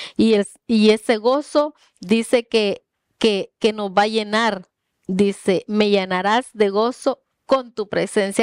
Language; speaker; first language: Spanish; native; Spanish